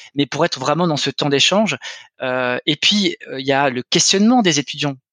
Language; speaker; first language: French; native; French